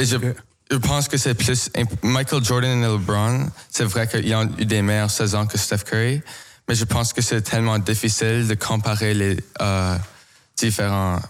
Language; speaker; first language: French; non-native, local second language; English